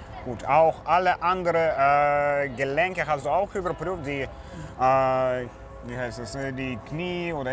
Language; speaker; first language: German; non-native, fluent; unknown